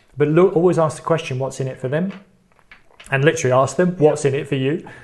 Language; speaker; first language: English; native; English